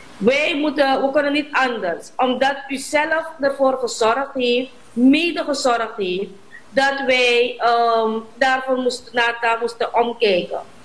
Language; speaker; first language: Dutch; native; Dutch